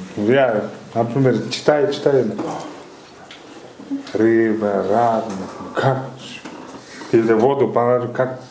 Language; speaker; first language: Russian; non-native, learner; Kyrgyz